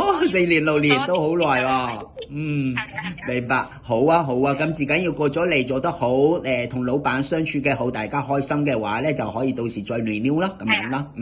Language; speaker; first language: Cantonese; native; Cantonese